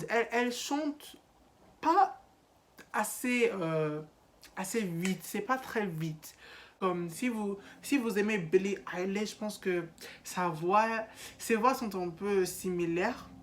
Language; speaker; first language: French; non-native, learner; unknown